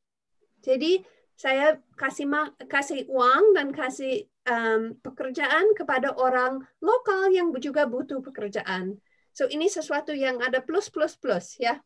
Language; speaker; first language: Indonesian; non-native, fluent; English